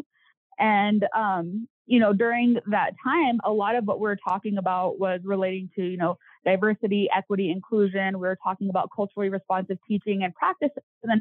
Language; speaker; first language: English; native; English